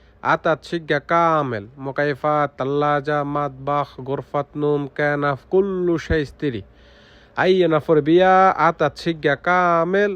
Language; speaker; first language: Arabic; non-native, learner; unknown